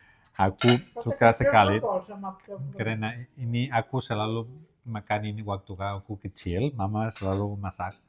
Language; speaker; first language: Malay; non-native, learner; Catalan